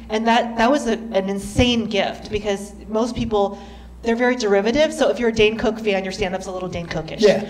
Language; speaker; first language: English; native; English